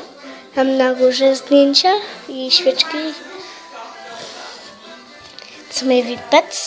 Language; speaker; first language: Polish; early bilingual, heritage; Polish